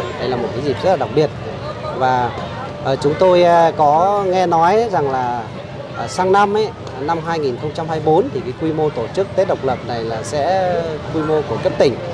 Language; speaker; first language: Vietnamese; non-native, local second language; Hmong